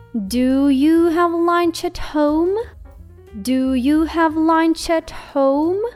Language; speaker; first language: English; non-native, fluent; Ukrainian